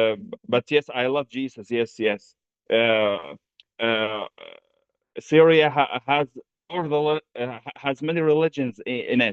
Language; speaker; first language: English; non-native, fluent; Arabic